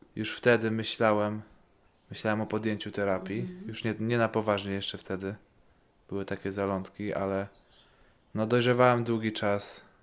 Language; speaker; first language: Polish; early bilingual, heritage; Polish